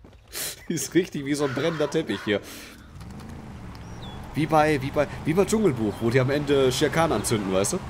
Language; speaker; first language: German; native; German